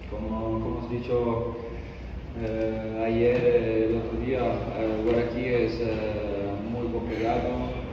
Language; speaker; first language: Spanish; non-native, learner; Italian